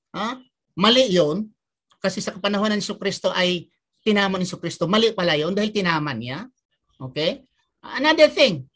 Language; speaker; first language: Filipino; native; Filipino